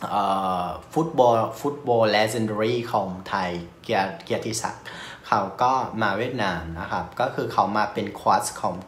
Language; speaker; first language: Thai; non-native, fluent; Vietnamese